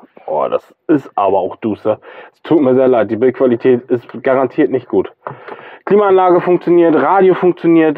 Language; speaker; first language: German; native; German